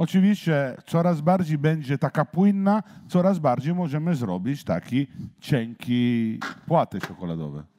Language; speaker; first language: Polish; non-native, learner; Italian